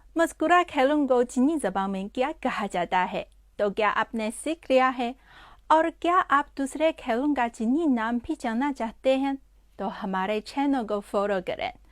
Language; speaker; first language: Urdu; non-native, fluent; Chinese